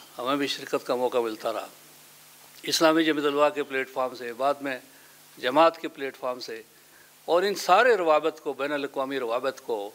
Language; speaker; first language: Urdu; non-native, local second language; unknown